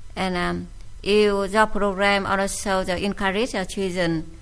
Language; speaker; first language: English; non-native, fluent; Vietnamese